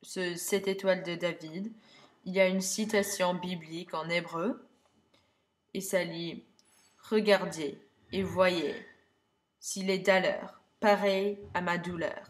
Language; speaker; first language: French; non-native, learner; English